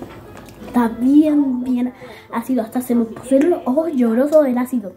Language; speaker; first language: Spanish; native; Spanish